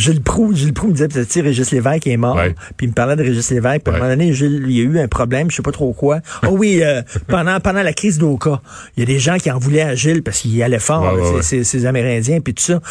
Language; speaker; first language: French; native; French